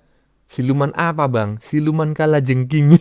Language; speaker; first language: Indonesian; native; Indonesian